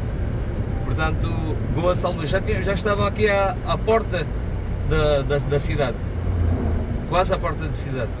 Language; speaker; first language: Portuguese; non-native, fluent; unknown